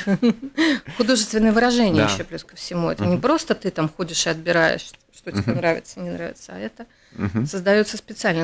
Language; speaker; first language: Russian; native; Russian